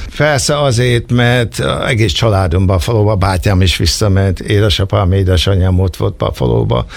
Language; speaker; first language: Hungarian; early bilingual, heritage; Hungarian